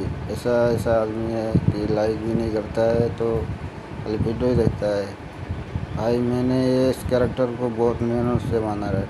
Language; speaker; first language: Hindi; non-native, local second language; Bangla